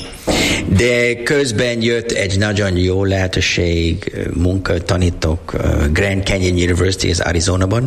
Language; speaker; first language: Hungarian; non-native, learner; English